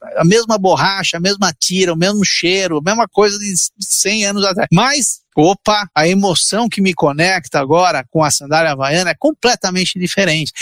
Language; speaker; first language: Portuguese; early bilingual, other home language; Italian